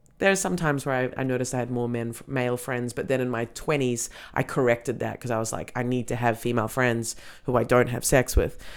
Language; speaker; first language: English; native; English